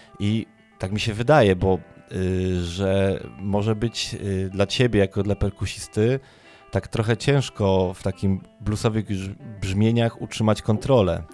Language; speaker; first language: Polish; native; Polish